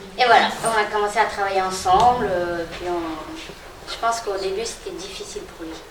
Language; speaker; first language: French; non-native, fluent; Khmer